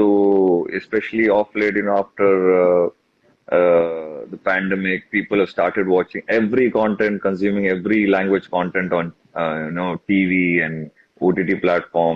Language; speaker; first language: English; non-native, local second language; Tamil